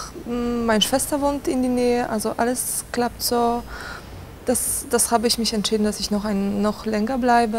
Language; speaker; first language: German; non-native, fluent; Polish